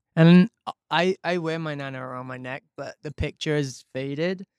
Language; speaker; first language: English; native; English